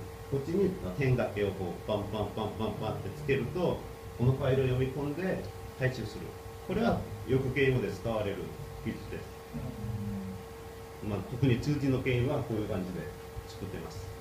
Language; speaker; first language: Japanese; non-native, fluent; Korean